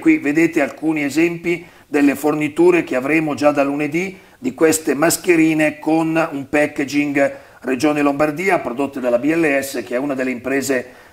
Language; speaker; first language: Italian; native; Italian